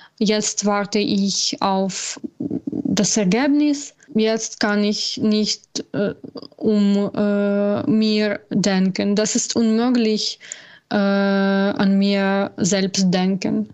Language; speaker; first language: German; non-native, learner; Ukrainian